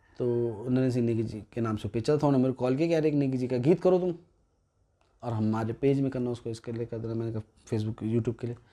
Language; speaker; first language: Hindi; non-native, local second language; Garhwali